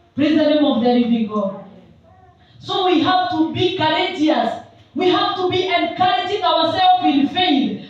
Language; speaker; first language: English; non-native, local second language; Swahili